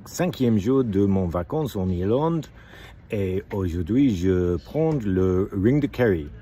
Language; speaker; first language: French; non-native, learner; English